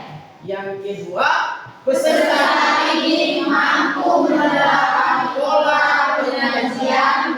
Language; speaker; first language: Indonesian; native; Indonesian